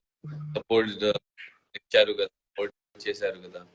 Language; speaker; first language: Telugu; non-native, learner; Hindi